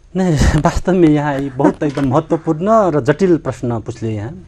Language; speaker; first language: Maithili; non-native, local second language; Rana Tharu